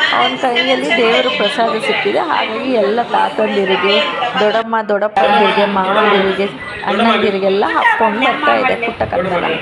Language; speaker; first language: Kannada; non-native, local second language; Tulu